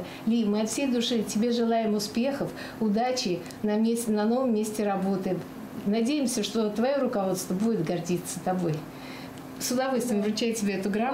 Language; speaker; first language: Russian; native; Russian